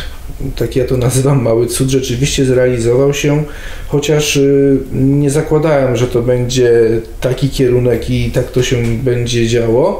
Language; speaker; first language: Polish; native; Polish